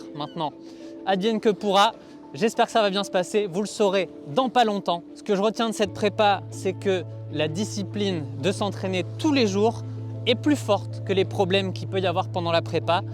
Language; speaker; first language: French; native; French